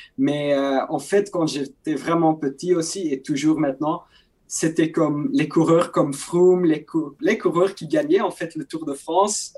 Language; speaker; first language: French; non-native, local second language; Dutch